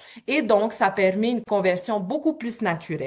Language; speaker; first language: French; native; French